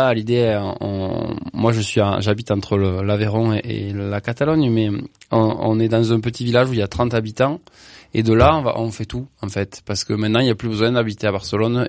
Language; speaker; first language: French; native; French